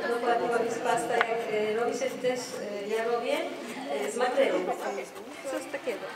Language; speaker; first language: Polish; non-native, learner; Spanish